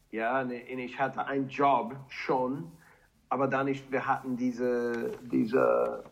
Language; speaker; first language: German; non-native, learner; English